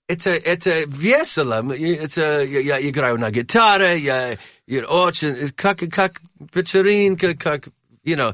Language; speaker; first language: Russian; non-native, learner; English